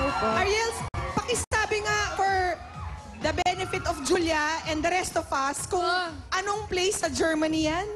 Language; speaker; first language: Filipino; native; Filipino